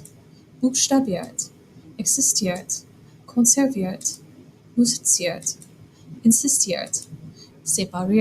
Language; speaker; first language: German; non-native, fluent; English